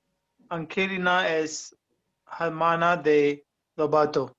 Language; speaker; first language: Spanish; non-native, learner; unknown